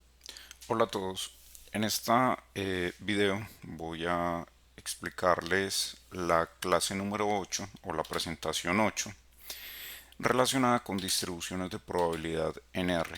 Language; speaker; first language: Spanish; native; Spanish